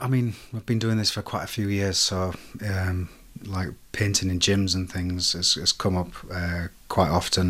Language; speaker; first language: English; native; English